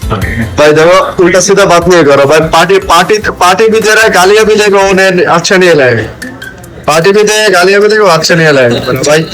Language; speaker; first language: Hindi; non-native, learner; Bangla